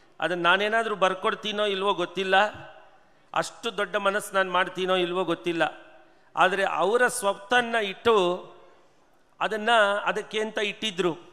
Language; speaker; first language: Kannada; non-native, local second language; Telugu